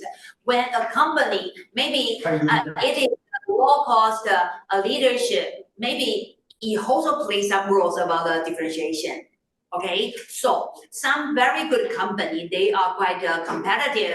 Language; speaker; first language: English; non-native, fluent; Chinese